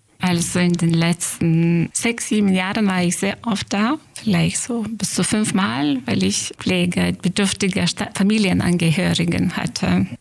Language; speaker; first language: German; non-native, fluent; Lithuanian